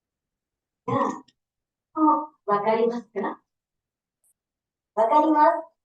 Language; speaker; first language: Japanese; non-native, learner; Indonesian